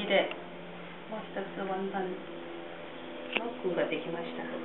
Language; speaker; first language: Japanese; non-native, fluent; Chinese